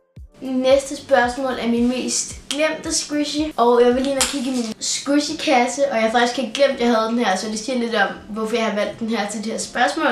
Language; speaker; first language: Danish; native; Danish